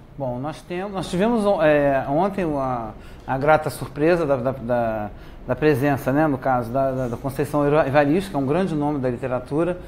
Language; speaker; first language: Portuguese; native; Portuguese